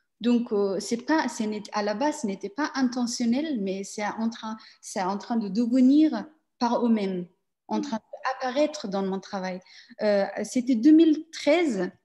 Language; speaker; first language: French; non-native, learner; Persian